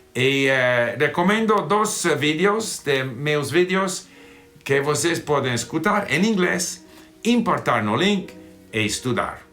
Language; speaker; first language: Portuguese; non-native, fluent; English